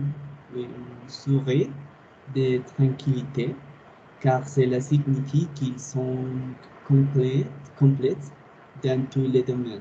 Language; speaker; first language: French; non-native, learner; Spanish